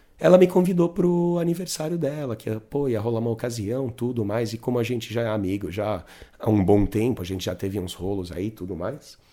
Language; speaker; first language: Portuguese; non-native, fluent; English